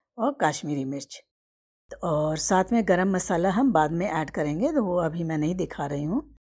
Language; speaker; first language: Hindi; native; Hindi